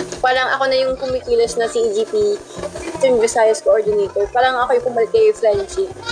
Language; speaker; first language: Filipino; non-native, local second language; Waray